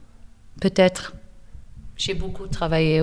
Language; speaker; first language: French; non-native, fluent; English